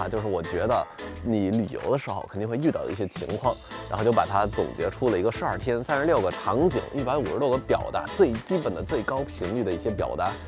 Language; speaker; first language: Chinese; non-native, fluent; English